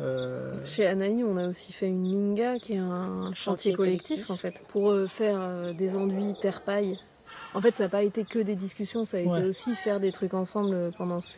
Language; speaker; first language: French; native; French